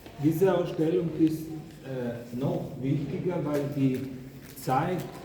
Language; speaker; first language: German; non-native, fluent; Greek